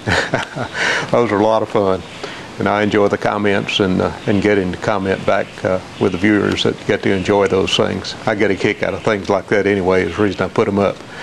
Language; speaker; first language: English; native; English